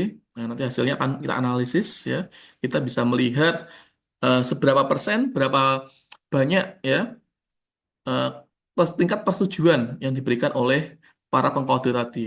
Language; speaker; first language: Indonesian; native; Indonesian